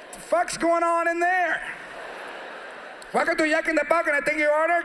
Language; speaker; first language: English; early bilingual, other home language; Spanish